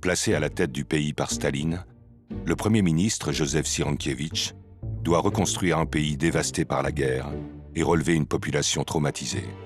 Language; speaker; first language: French; native; French